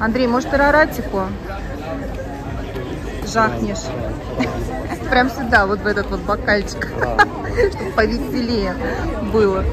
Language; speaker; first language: Russian; native; Russian